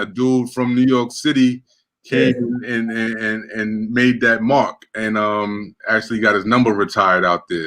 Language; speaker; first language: English; native; English